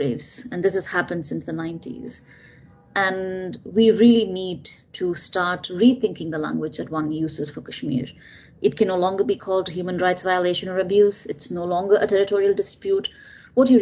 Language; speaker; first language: English; non-native, local second language; Tamil